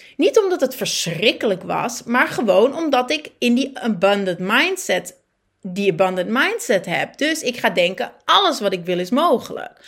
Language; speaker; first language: Dutch; native; Dutch